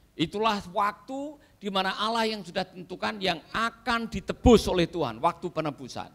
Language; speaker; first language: Indonesian; native; Indonesian